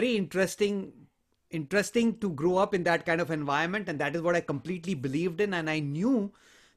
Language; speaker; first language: English; non-native, local second language; Hindi